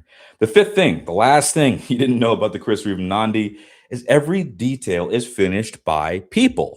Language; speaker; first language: English; native; English